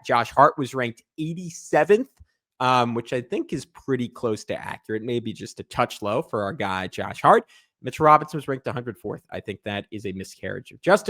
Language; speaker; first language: English; native; English